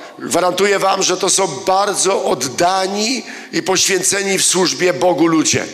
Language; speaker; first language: Polish; native; Polish